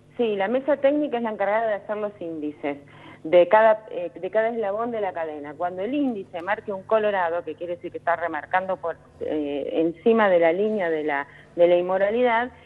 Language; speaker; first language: Spanish; native; Spanish